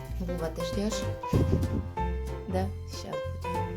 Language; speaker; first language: Russian; native; Russian